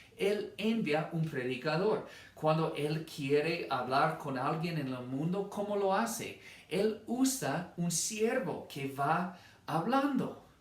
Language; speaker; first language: Spanish; non-native, fluent; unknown